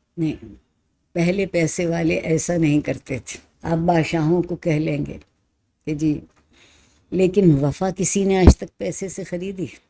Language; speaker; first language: Urdu; native; Urdu